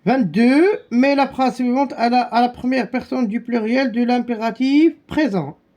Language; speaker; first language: French; non-native, local second language; Arabic